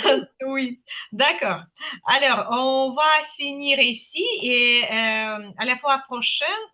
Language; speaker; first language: French; non-native, fluent; Ukrainian